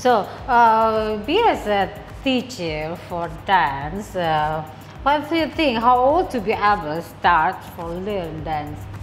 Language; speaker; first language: English; non-native, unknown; Indonesian